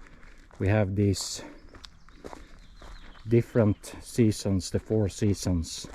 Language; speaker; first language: English; non-native, fluent; Swedish